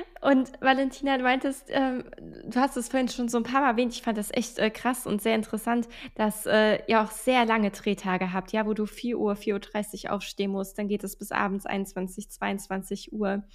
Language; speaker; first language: German; native; German